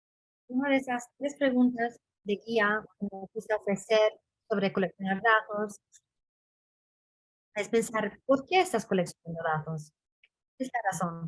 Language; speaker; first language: Spanish; non-native, fluent; English